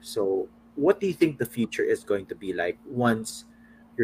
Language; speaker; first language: English; non-native, local second language; Filipino